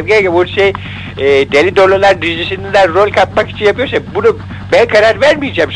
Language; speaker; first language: Turkish; native; Turkish